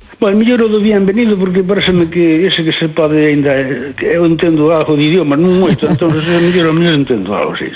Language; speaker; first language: Galician; native; Galician